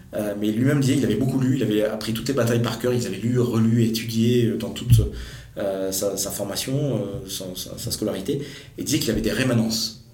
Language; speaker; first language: French; native; French